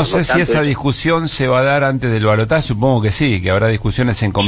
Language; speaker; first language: Spanish; native; Spanish